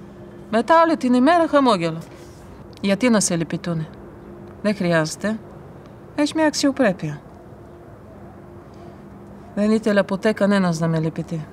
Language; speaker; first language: Greek; non-native, fluent; Bulgarian